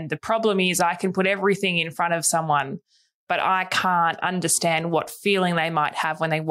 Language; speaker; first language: English; native; English